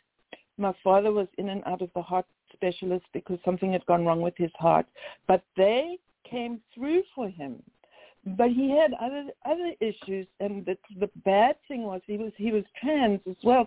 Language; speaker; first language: English; native; English